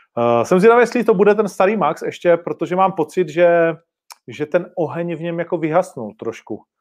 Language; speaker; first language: Czech; native; Czech